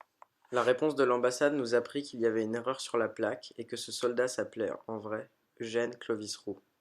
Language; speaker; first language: French; native; French